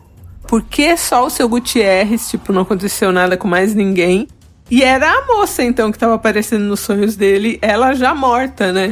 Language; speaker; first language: Portuguese; native; Portuguese